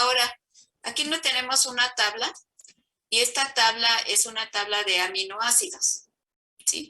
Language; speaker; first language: Spanish; native; Spanish